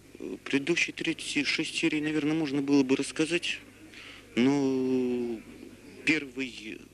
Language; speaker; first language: Russian; native; Russian